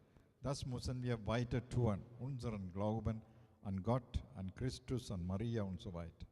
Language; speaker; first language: German; non-native, fluent; Tamil